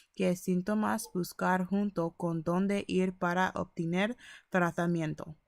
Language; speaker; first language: Spanish; early bilingual, other home language; English